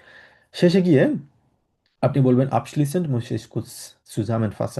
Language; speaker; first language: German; non-native, fluent; Bangla